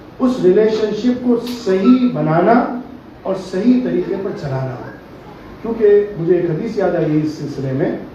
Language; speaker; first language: Urdu; native; Urdu